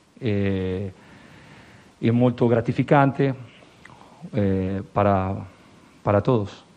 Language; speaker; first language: Portuguese; non-native, learner; Spanish